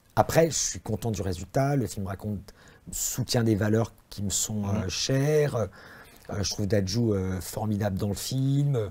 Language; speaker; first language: French; native; French